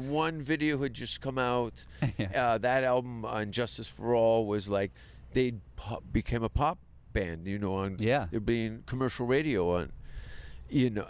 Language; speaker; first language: English; native; English